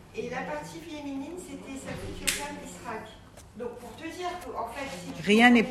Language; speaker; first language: French; native; French